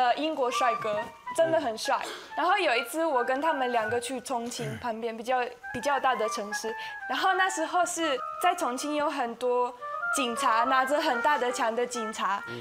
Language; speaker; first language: Chinese; non-native, fluent; Italian